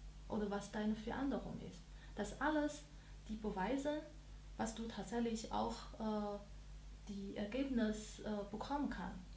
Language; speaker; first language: German; non-native, learner; Chinese